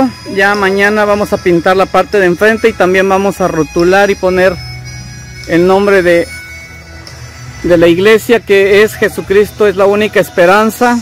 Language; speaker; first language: Spanish; native; Spanish